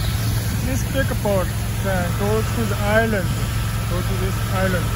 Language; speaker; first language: English; non-native, learner; Chinese